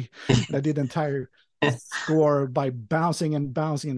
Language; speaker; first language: English; non-native, fluent; Swedish